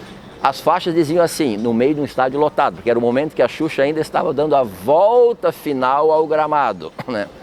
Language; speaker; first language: Portuguese; native; Portuguese